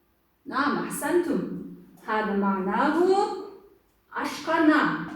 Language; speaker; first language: Arabic; non-native, fluent; Kyrgyz